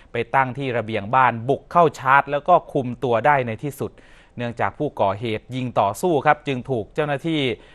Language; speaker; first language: Thai; native; Thai